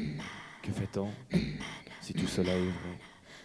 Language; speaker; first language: French; native; French